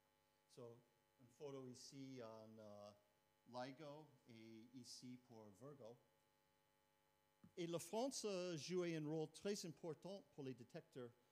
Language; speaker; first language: French; non-native, fluent; English